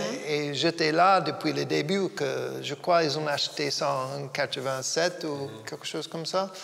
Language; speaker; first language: French; non-native, fluent; English